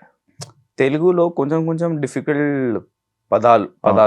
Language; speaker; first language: Telugu; non-native, learner; Hindi